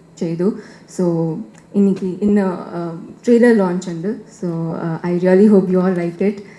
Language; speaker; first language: Malayalam; non-native, learner; Tamil